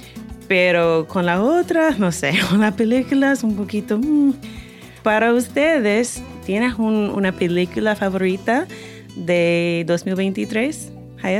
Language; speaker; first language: Spanish; non-native, fluent; English